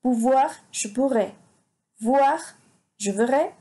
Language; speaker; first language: French; non-native, fluent; Spanish